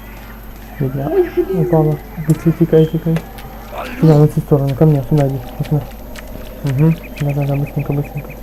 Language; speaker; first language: Russian; native; Russian